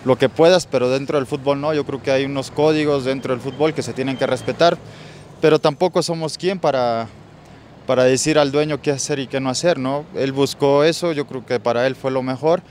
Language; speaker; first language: Spanish; native; Spanish